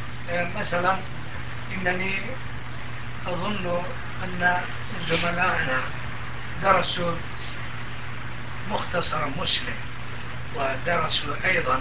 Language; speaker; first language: Arabic; non-native, local second language; Turkish